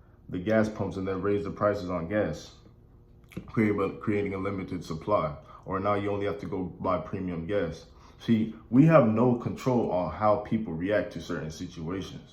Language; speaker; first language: English; native; English